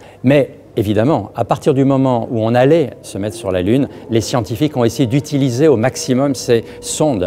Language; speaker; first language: French; native; French